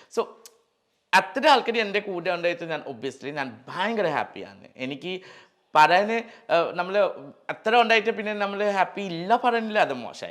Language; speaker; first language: Malayalam; non-native, local second language; Assamese